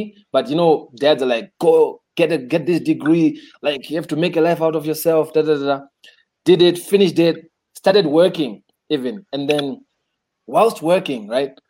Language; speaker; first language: English; non-native, local second language; Shona